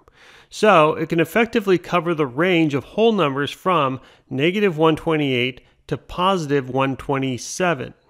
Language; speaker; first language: English; native; English